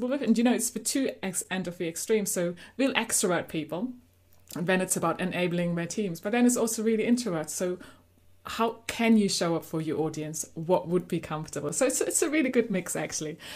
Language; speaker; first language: English; non-native, fluent; German